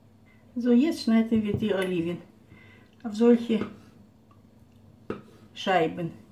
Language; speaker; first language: German; non-native, fluent; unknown